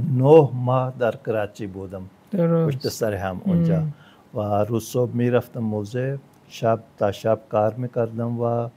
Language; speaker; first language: Persian; non-native, fluent; Punjabi